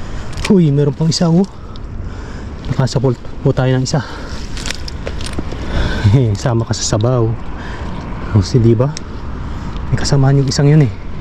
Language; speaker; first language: Filipino; native; Filipino